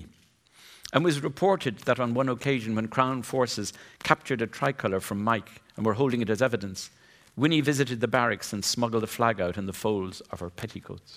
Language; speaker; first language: English; native; English